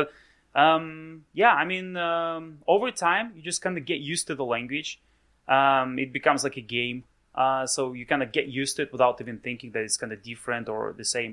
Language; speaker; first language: English; non-native, fluent; Russian